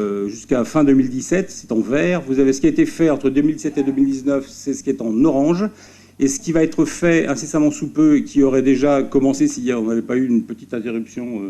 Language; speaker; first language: French; native; French